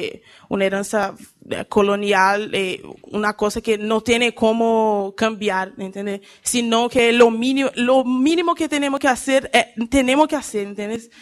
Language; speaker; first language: Spanish; non-native, learner; Portuguese